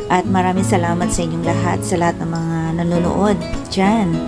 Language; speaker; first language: Filipino; native; Filipino